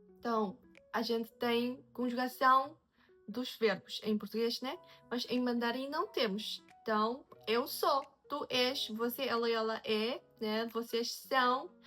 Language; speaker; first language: Portuguese; non-native, fluent; Chinese